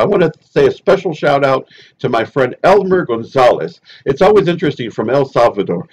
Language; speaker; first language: English; early bilingual, other home language; Spanish